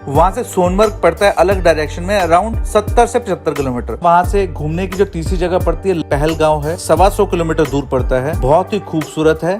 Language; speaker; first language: Hindi; native; Hindi